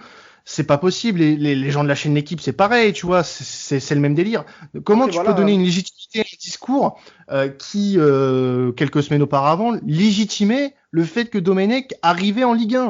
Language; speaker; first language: French; native; French